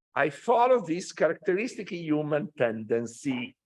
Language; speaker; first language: English; non-native, fluent; Italian